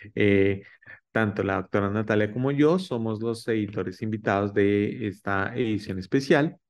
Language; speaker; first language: Spanish; native; Spanish